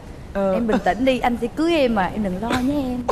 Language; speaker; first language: Vietnamese; native; Vietnamese